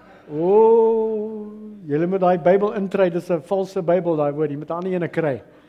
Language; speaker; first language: Afrikaans; early bilingual, heritage; Afrikaans